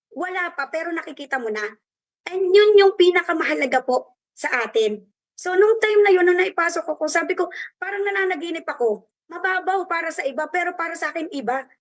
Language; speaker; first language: Filipino; native; Filipino